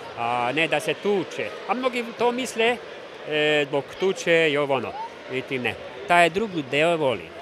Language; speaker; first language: Bosnian; non-native, local second language; Hungarian